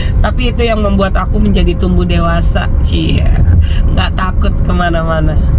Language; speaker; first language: Indonesian; native; Indonesian